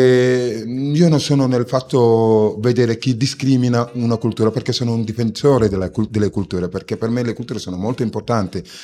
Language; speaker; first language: Italian; non-native, fluent; Wolof